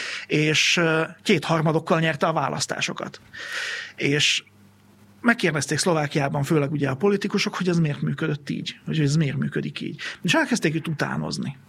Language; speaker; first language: Hungarian; native; Hungarian